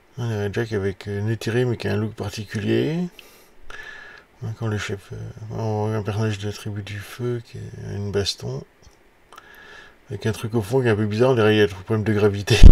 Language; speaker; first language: French; native; French